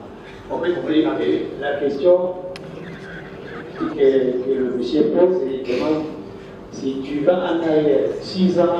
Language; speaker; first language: French; non-native, local second language; Kinyarwanda